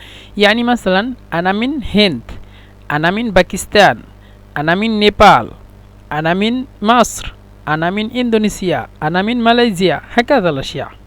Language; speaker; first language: Arabic; non-native, fluent; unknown